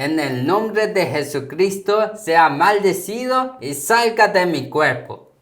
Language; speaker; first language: Spanish; non-native, fluent; Korean